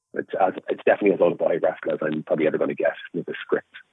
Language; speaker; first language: English; native; English